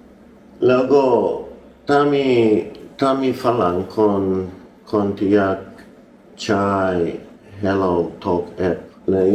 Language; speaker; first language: Thai; non-native, learner; English